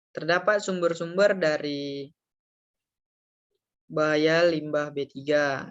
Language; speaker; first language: Indonesian; native; Indonesian